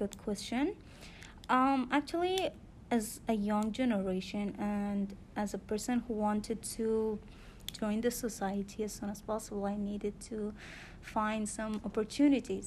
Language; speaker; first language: English; non-native, fluent; Persian